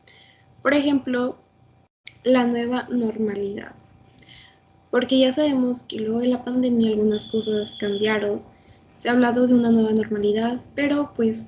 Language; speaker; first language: Spanish; native; Spanish